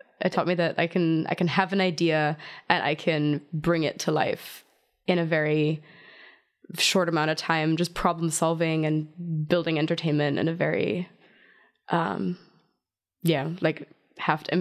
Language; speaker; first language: English; non-native, fluent; German